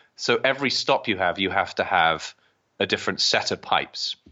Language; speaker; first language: English; native; English